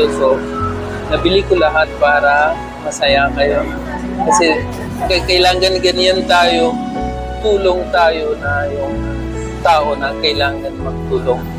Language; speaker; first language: Filipino; non-native, learner; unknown